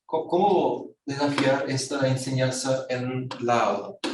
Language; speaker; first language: Spanish; non-native, fluent; Portuguese